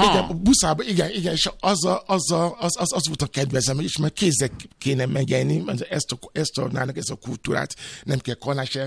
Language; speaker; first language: Hungarian; non-native, fluent; Yoruba